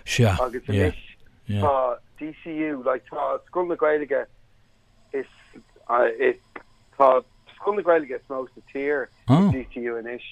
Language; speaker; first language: Irish; non-native, local second language; English